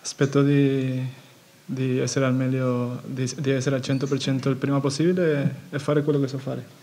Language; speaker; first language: Italian; non-native, fluent; Spanish